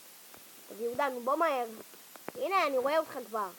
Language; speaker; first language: Hebrew; native; Hebrew